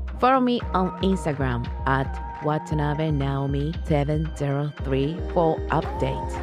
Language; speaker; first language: English; non-native, learner; Japanese